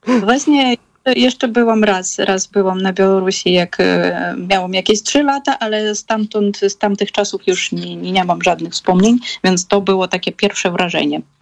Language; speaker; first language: Polish; non-native, fluent; Russian